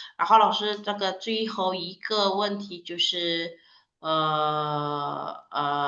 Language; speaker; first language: Chinese; non-native, fluent; Indonesian